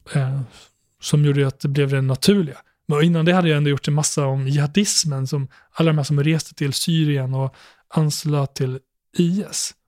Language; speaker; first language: Swedish; native; Swedish